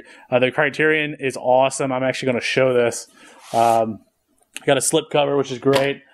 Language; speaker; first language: English; native; English